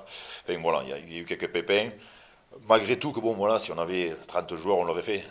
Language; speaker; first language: French; native; French